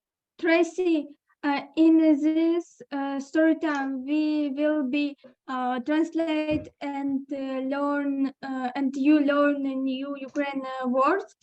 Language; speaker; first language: English; non-native, learner; Ukrainian